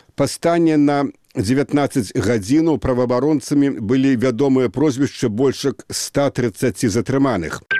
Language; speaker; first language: Belarusian; native; Belarusian